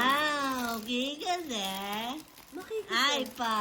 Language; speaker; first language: Italian; non-native, learner; Filipino